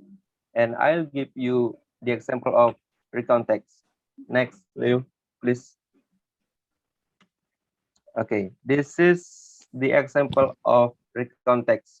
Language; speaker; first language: English; non-native, learner; Indonesian